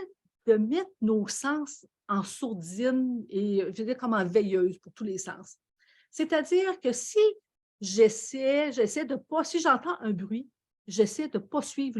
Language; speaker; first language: French; native; French